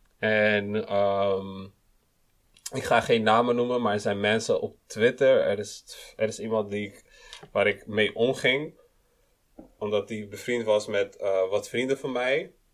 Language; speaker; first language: Dutch; early bilingual, other home language; Kinyarwanda